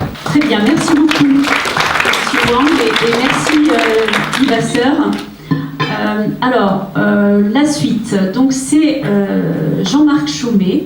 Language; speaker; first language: French; native; French